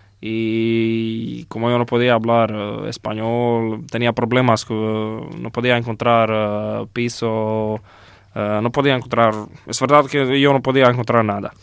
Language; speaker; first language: Spanish; non-native, learner; Croatian